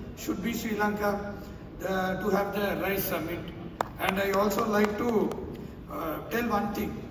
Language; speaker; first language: English; non-native, local second language; Tamil